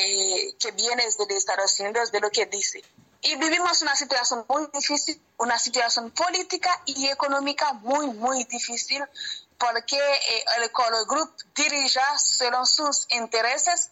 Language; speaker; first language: Spanish; non-native, learner; Haitian Creole